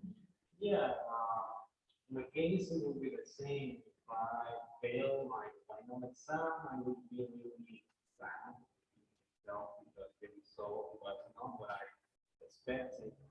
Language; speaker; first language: English; non-native, learner; Spanish